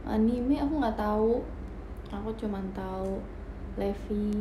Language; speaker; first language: Indonesian; native; Indonesian